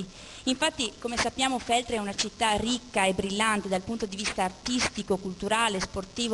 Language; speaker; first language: Italian; native; Italian